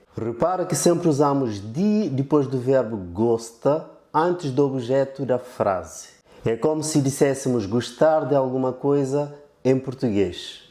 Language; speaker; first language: Portuguese; non-native, local second language; Kabuverdianu